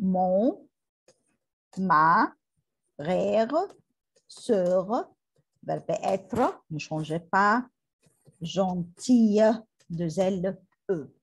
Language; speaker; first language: French; non-native, learner; Arabic